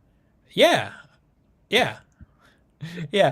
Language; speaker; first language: English; native; English